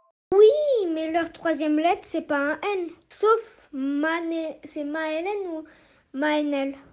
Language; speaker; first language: French; native; French